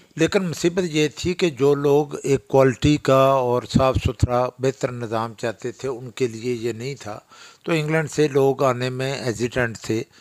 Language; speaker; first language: Urdu; non-native, local second language; Pahari-Potwari